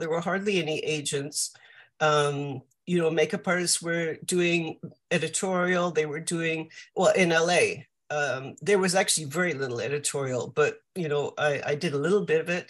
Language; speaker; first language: English; native; English